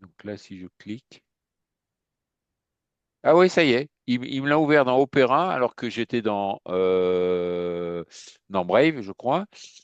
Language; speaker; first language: French; native; French